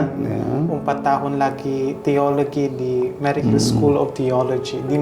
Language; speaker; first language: Indonesian; non-native, fluent; Hiligaynon